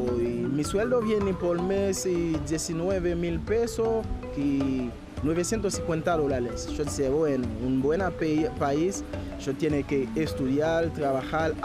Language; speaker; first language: Spanish; non-native, learner; Haitian Creole